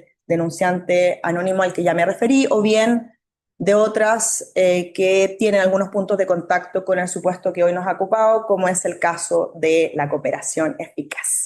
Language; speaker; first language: Spanish; native; Spanish